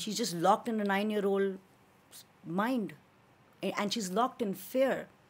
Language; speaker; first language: English; early bilingual, other home language; Hindi